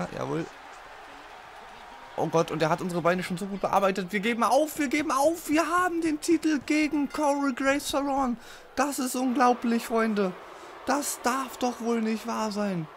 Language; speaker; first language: German; native; German